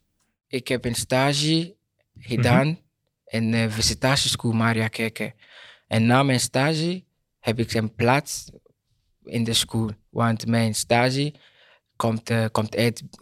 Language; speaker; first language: Dutch; non-native, learner; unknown